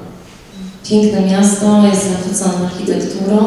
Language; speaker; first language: Polish; early bilingual, heritage; Polish